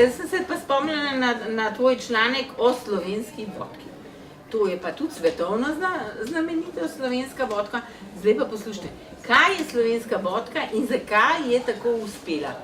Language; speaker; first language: Slovenian; native; Slovenian